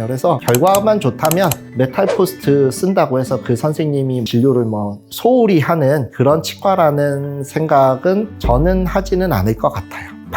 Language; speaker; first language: Korean; native; Korean